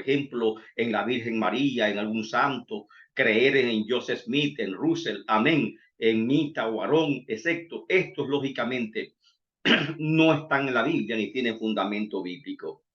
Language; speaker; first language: Spanish; native; Spanish